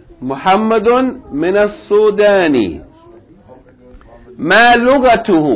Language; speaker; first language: Arabic; non-native, fluent; English